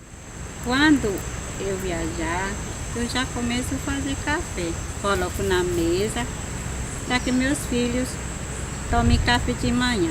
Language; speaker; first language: Portuguese; non-native, local second language; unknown